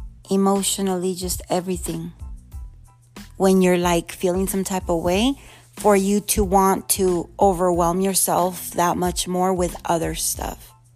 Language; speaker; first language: English; early bilingual, other home language; Spanish